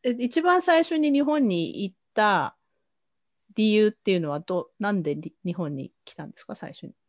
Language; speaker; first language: Japanese; native; Japanese